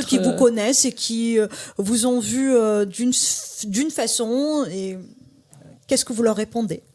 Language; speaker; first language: French; native; French